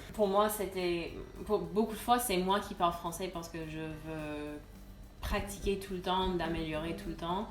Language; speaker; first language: French; non-native, fluent; English